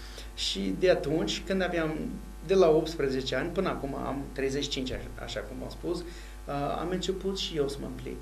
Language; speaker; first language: Romanian; non-native, fluent; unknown